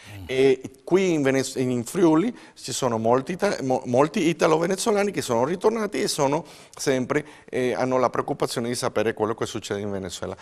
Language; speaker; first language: Italian; early bilingual, heritage; Spanish